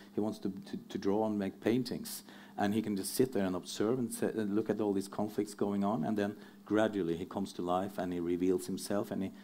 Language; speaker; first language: English; non-native, fluent; Norwegian